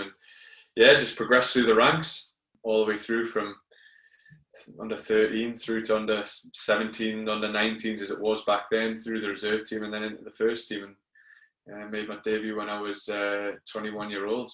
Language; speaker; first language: English; native; English